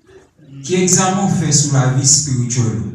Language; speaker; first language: Haitian Creole; native; Haitian Creole